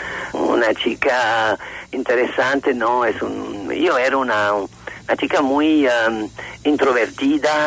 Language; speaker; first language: Spanish; non-native, learner; Italian